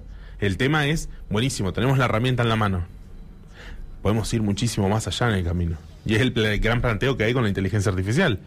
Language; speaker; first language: Spanish; native; Spanish